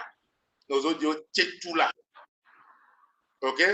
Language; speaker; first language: Spanish; non-native, learner; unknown